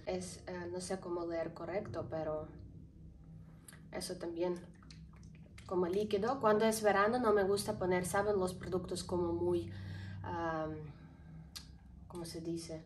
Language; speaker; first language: Spanish; non-native, learner; Ukrainian